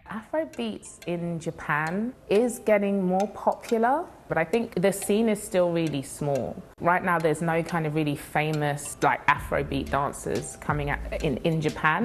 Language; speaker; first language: English; native; English